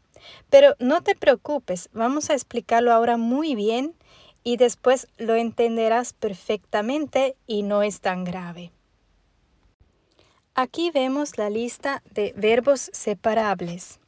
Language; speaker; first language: Spanish; non-native, fluent; German